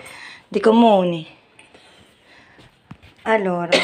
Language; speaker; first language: Italian; non-native, learner; Filipino